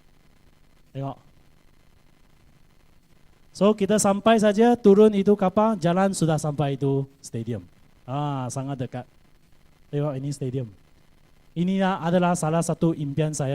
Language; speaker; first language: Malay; non-native, local second language; Chinese